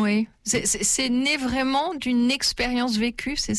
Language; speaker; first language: French; native; French